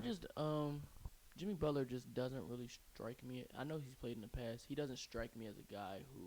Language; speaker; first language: English; native; English